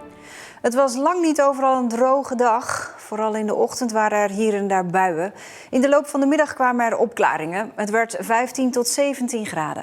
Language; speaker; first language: Dutch; native; Dutch